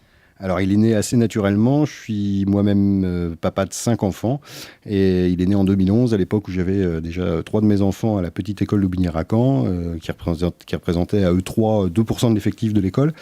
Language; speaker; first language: French; native; French